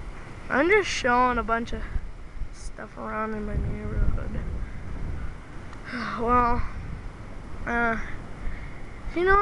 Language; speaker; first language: English; native; English